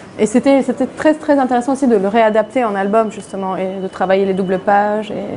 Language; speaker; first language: French; non-native, local second language; Arabic